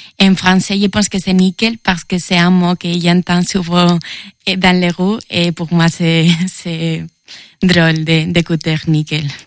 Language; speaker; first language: French; non-native, learner; Spanish